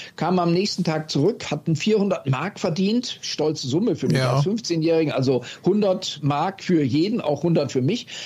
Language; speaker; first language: German; native; German